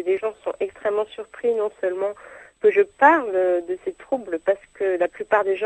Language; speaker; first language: French; native; French